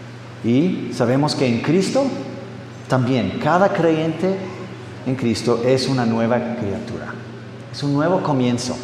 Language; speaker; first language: Spanish; non-native, fluent; English